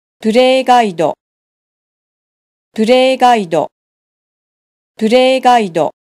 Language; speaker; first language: Japanese; non-native, fluent; Vietnamese